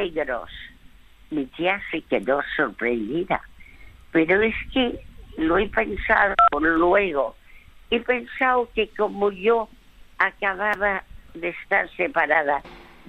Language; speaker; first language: Spanish; early bilingual, other home language; French